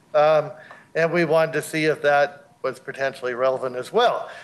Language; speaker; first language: English; native; English